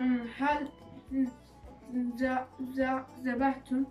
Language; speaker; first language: Arabic; non-native, learner; Turkish